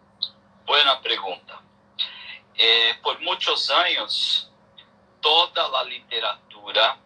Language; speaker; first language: Spanish; non-native, learner; Portuguese